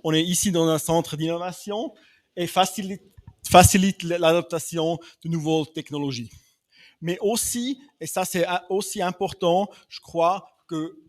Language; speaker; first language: French; non-native, fluent; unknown